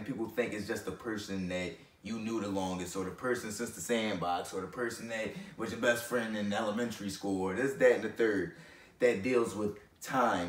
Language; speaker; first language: English; native; English